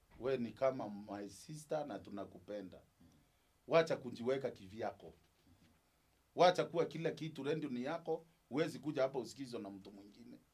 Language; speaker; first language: Swahili; non-native, local second language; Meru